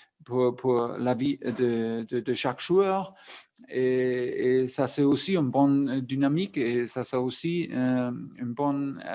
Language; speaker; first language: French; non-native, fluent; German